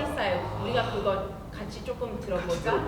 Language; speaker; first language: Korean; early bilingual, heritage; English